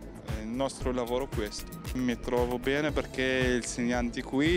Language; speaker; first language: Italian; non-native, learner; Arabic